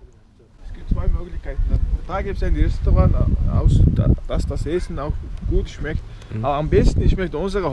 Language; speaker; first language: German; non-native, learner; Mongolian